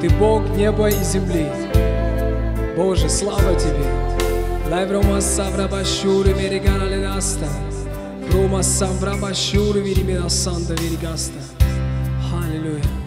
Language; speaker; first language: Russian; early bilingual, heritage; Russian